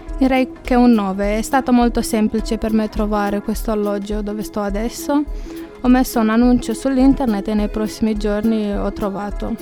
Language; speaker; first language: Italian; non-native, fluent; Romanian